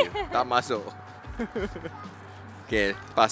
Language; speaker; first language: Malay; non-native, local second language; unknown